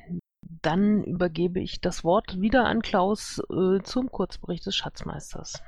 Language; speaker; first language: German; native; German